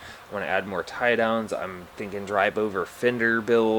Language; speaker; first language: English; native; English